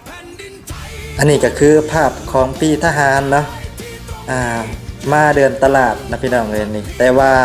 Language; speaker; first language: Thai; non-native, local second language; Northeastern Thai